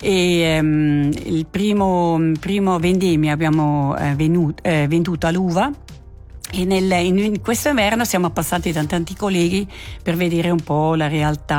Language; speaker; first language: Italian; native; Italian